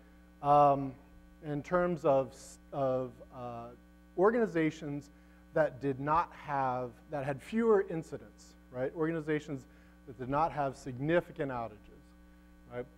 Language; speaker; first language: English; native; English